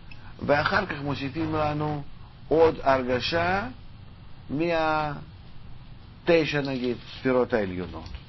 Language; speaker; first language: Hebrew; non-native, fluent; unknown